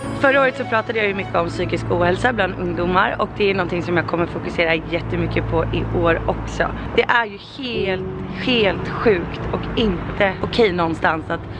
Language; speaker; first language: Swedish; native; Swedish